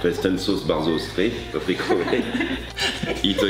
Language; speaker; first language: Polish; non-native, learner; French